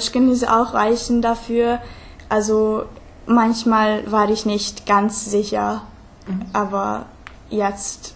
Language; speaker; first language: German; non-native, fluent; Hungarian